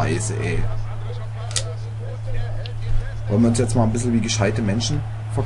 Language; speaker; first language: German; native; German